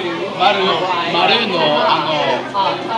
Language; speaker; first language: Japanese; non-native, learner; English